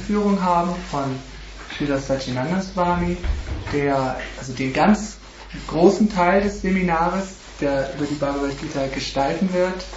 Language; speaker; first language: German; native; German